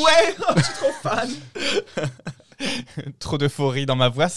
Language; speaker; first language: French; native; French